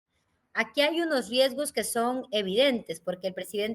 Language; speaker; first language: Spanish; native; Spanish